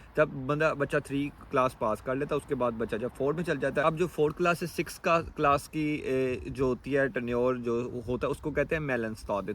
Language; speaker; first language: Urdu; native; Urdu